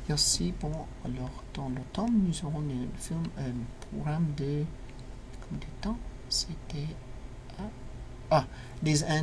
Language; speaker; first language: French; non-native, learner; English